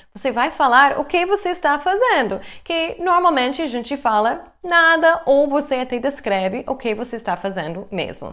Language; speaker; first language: Portuguese; non-native, fluent; English